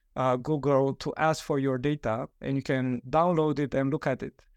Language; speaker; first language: English; non-native, fluent; Romanian